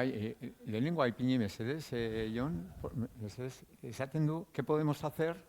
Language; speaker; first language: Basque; non-native, local second language; Spanish